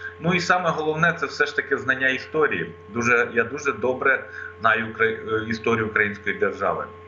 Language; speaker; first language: Ukrainian; non-native, local second language; Russian